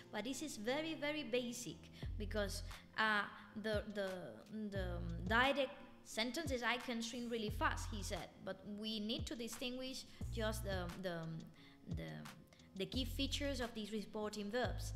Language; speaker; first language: English; non-native, fluent; Spanish